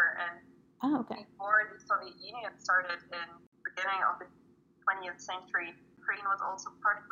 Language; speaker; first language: English; non-native, fluent; Ukrainian